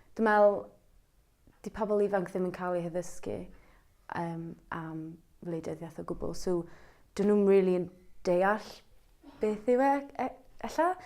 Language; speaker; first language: Welsh; native; Welsh